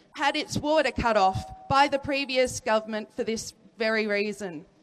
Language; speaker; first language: English; native; English